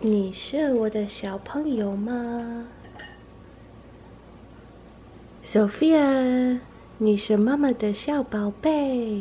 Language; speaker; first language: Chinese; non-native, learner; English